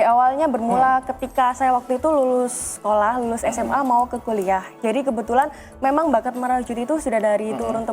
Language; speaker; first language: Indonesian; native; Indonesian